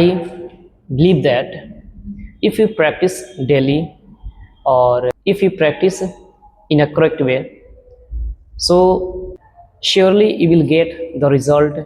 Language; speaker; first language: English; non-native, learner; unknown